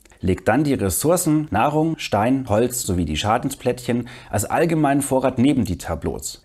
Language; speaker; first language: German; native; German